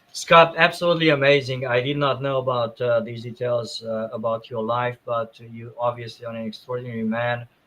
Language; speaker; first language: English; non-native, fluent; Romanian